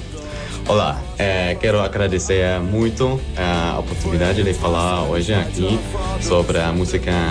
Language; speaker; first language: Portuguese; non-native, learner; German